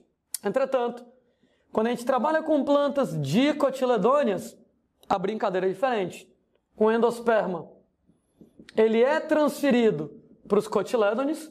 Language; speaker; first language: Portuguese; native; Portuguese